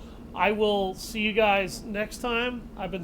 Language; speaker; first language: English; native; English